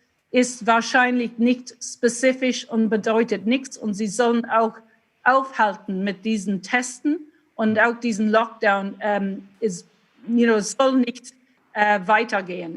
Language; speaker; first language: German; non-native, fluent; English